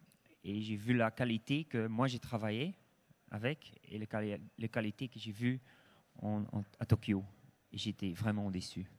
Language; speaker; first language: French; non-native, local second language; Dutch